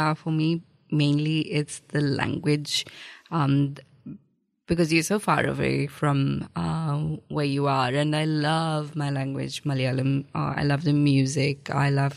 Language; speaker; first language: English; non-native, local second language; Malayalam